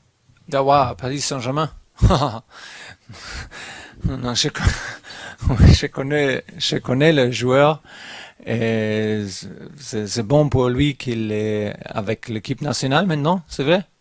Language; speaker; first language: French; non-native, learner; German